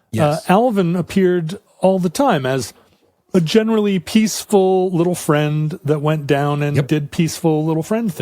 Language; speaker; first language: English; native; English